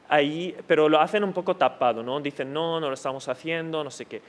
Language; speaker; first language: Spanish; non-native, fluent; Arabic